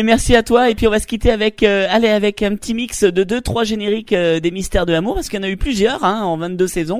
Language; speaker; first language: French; native; French